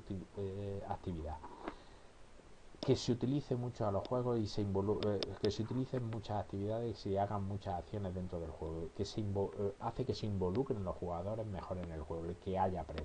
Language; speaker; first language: Spanish; native; Spanish